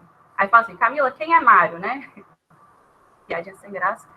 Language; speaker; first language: Portuguese; native; Portuguese